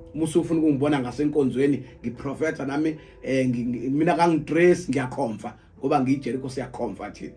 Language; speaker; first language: Zulu; native; Zulu